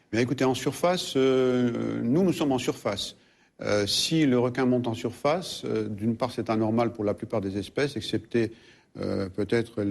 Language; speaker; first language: French; native; French